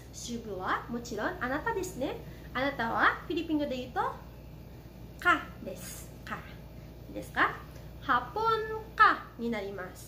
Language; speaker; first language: Japanese; non-native, fluent; Filipino